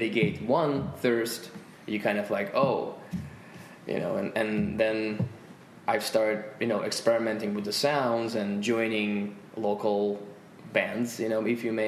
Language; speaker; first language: English; non-native, fluent; Russian